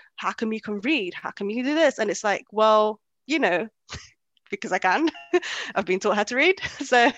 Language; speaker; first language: English; early bilingual, other home language; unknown